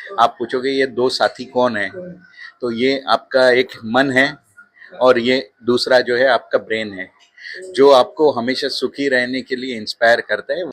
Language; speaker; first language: Hindi; non-native, local second language; Marathi